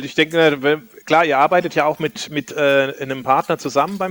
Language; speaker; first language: German; native; German